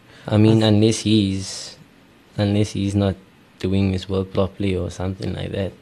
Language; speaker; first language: English; native; English